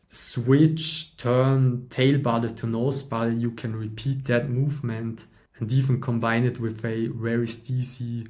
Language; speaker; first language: English; non-native, fluent; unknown